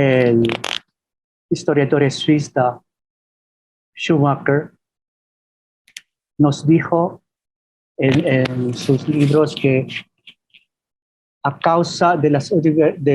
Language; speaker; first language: Spanish; non-native, fluent; Filipino